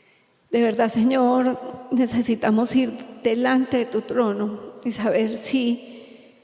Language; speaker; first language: Spanish; native; Spanish